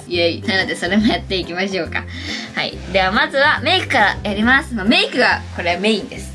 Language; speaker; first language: Japanese; native; Japanese